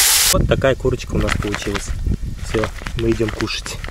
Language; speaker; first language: Russian; native; Russian